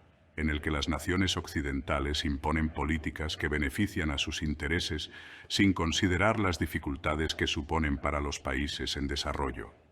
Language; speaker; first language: Spanish; native; Spanish